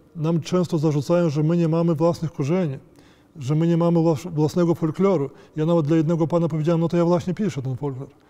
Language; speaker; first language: Polish; native; Polish